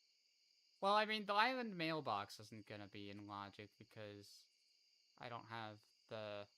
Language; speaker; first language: English; native; English